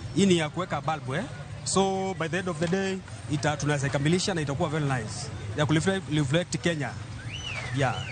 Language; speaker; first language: Swahili; non-native, local second language; Kamba